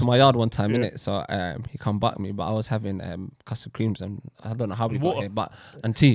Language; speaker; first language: English; native; English